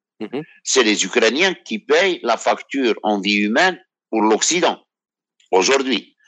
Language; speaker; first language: French; non-native, local second language; Arabic